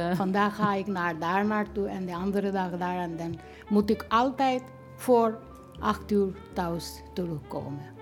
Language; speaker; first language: Dutch; non-native, fluent; Bangla